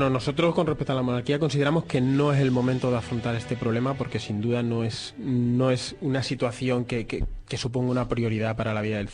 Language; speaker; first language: Spanish; native; Spanish